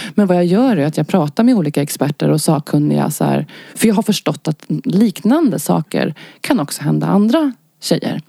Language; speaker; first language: Swedish; native; Swedish